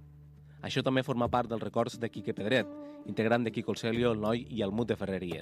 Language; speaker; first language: Catalan; native; Catalan